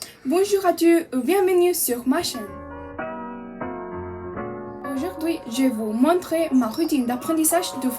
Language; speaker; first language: French; non-native, learner; Spanish